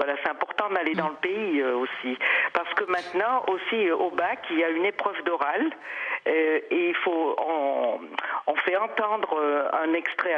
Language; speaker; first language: French; native; French